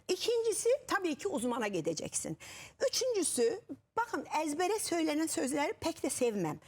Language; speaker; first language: Turkish; non-native, fluent; Azerbaijani